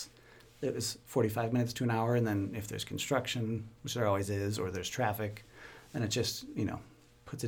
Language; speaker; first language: English; native; English